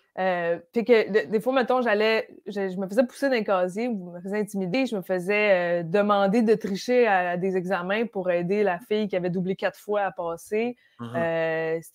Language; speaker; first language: French; native; French